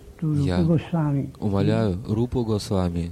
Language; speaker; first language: Russian; native; Russian